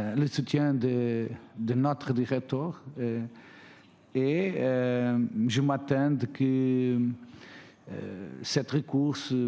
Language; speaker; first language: French; non-native, fluent; Portuguese